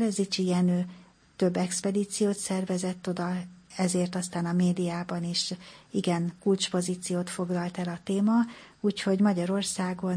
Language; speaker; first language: Hungarian; native; Hungarian